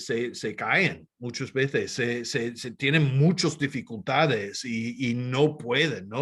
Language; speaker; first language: Spanish; non-native, fluent; English